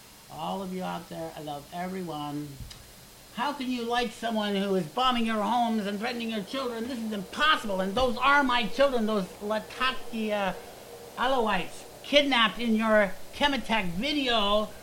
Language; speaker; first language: English; native; English